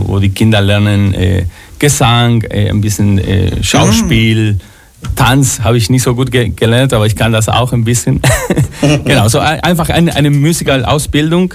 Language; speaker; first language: German; non-native, fluent; Spanish